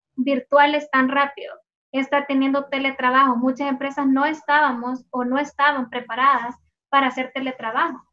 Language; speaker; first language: Spanish; native; Spanish